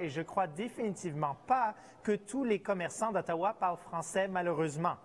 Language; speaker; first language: French; native; French